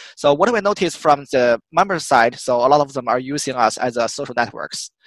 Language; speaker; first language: English; non-native, fluent; Chinese